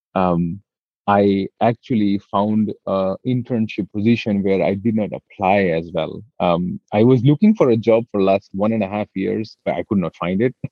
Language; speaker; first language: English; non-native, local second language; Hindi